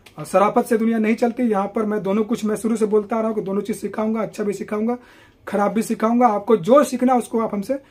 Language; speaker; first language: Hindi; native; Hindi